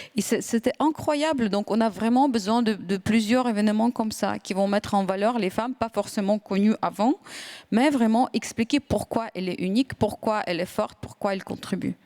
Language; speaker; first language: French; non-native, fluent; Ukrainian